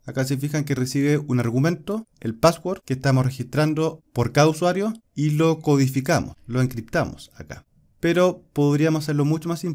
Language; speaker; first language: Spanish; native; Spanish